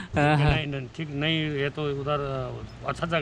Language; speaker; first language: Hindi; non-native, learner; Nepali